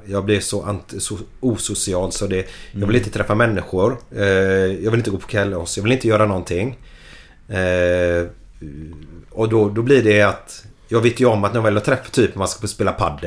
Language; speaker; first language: Swedish; native; Swedish